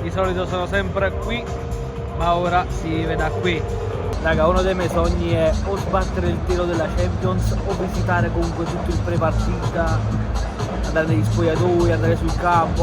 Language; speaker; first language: Italian; native; Italian